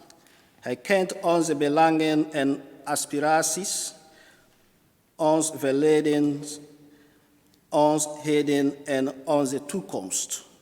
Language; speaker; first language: Dutch; non-native, fluent; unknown